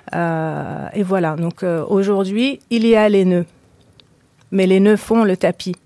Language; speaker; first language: French; non-native, local second language; Arabic